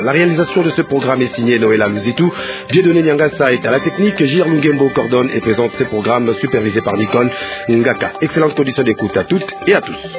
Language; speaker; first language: French; non-native, local second language; Lingala